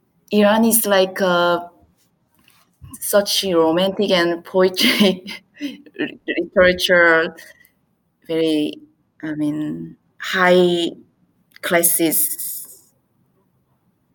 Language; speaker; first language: English; non-native, learner; Korean